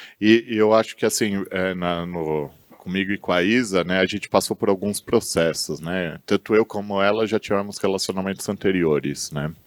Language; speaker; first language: Portuguese; native; Portuguese